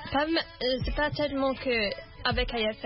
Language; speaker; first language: French; non-native, learner; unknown